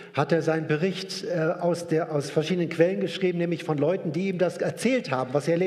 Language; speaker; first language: German; native; German